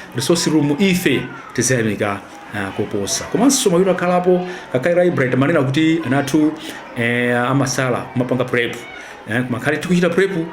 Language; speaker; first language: Nyanja; native; Nyanja